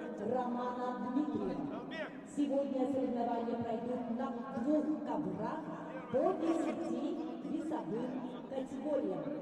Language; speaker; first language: Russian; native; Russian